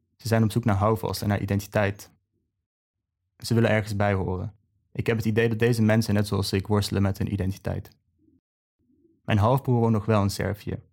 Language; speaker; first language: Dutch; early bilingual, other home language; Serbian